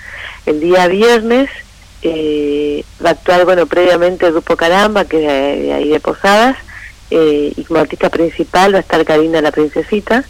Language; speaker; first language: Spanish; native; Spanish